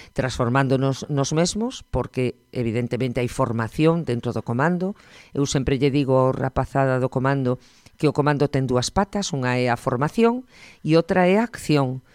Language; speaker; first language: Galician; native; Galician